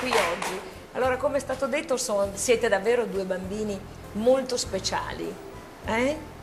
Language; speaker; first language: Italian; native; Italian